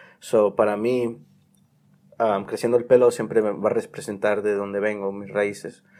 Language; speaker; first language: Spanish; early bilingual, heritage; Spanish